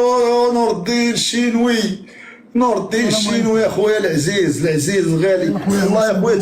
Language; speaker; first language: Arabic; native; Arabic